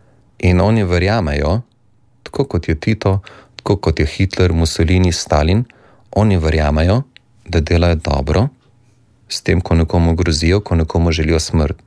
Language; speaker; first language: Slovenian; native; Slovenian